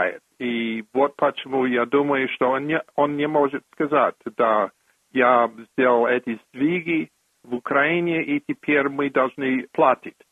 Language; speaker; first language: Russian; non-native, fluent; English